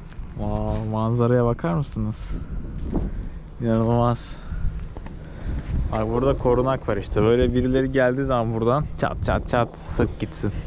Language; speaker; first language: Turkish; native; Turkish